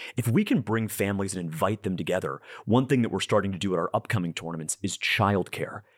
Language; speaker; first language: English; native; English